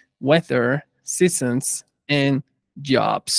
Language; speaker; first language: English; non-native, fluent; Spanish